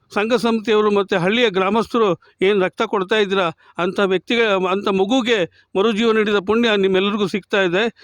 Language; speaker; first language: Kannada; native; Kannada